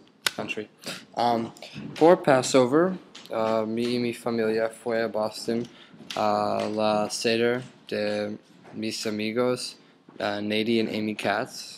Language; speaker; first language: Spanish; non-native, learner; English